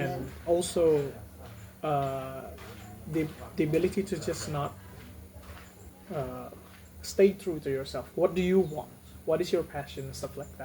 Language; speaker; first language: English; non-native, fluent; Indonesian